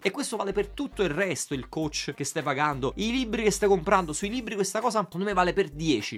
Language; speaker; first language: Italian; native; Italian